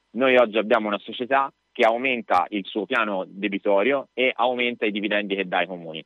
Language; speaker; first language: Italian; native; Italian